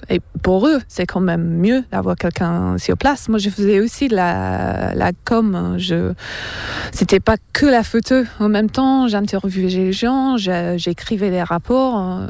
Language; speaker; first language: French; non-native, fluent; English